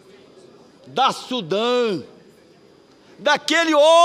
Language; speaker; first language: Portuguese; native; Portuguese